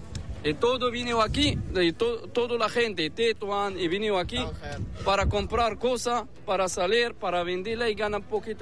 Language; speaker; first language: Spanish; non-native, learner; Arabic